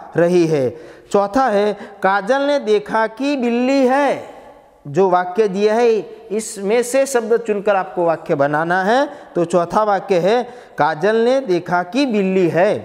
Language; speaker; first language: Hindi; non-native, local second language; Gujarati